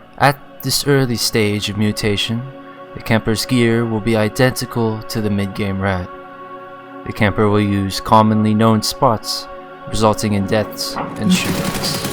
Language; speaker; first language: English; native; English